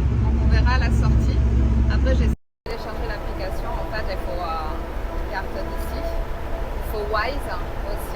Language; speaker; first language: French; native; French